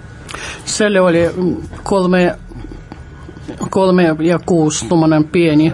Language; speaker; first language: Finnish; non-native, fluent; Russian